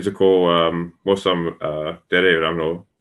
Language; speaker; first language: Nepali; non-native, learner; English